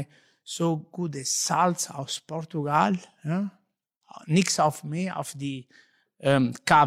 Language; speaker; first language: German; non-native, learner; Italian